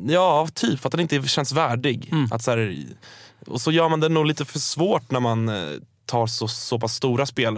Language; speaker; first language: Swedish; native; Swedish